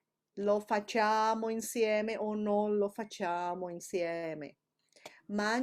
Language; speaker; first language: Italian; non-native, fluent; Spanish